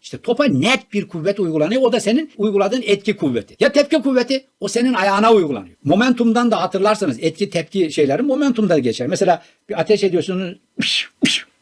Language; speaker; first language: Turkish; native; Turkish